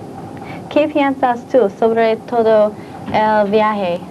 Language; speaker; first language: Spanish; non-native, learner; English